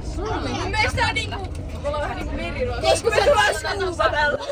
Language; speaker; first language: Finnish; native; Finnish